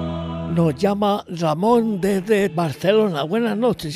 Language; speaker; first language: Spanish; native; Spanish